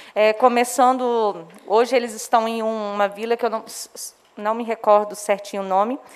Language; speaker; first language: Portuguese; non-native, local second language; Polish